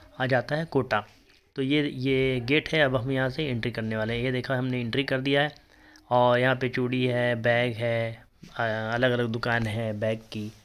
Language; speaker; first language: Hindi; native; Hindi